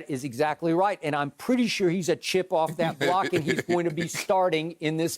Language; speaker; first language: English; native; English